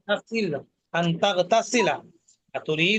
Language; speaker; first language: Arabic; non-native, fluent; Bangla